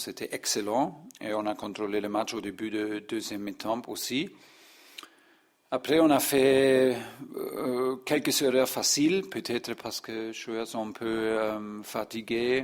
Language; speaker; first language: French; non-native, learner; German